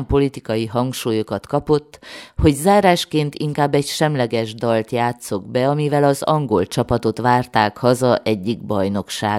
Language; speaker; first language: Hungarian; native; Hungarian